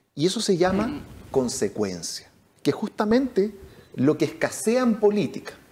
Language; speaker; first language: Spanish; native; Spanish